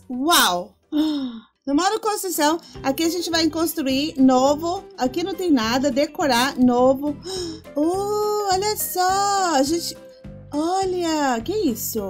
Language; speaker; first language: Portuguese; non-native, fluent; Spanish